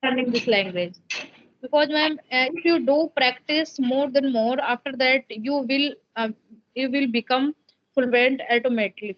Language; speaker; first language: English; non-native, local second language; Hindi